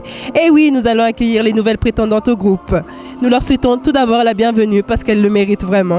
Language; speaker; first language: French; native; French